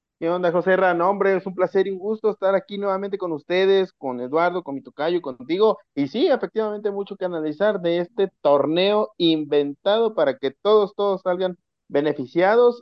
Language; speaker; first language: Spanish; native; Spanish